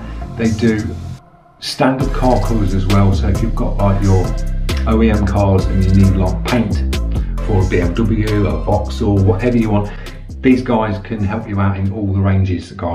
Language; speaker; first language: English; native; English